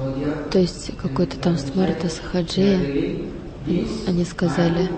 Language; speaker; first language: Russian; non-native, learner; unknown